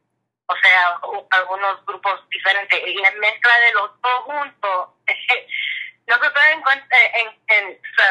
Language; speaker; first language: Spanish; early bilingual, heritage; English